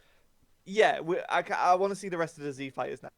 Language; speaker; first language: English; native; English